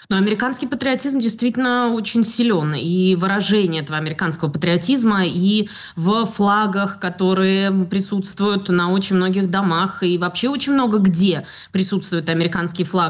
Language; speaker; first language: Russian; native; Russian